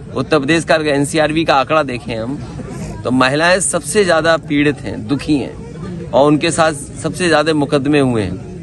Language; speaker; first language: Hindi; native; Hindi